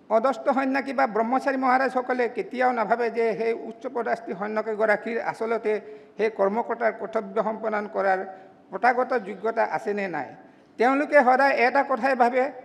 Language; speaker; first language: Assamese; non-native, local second language; Mising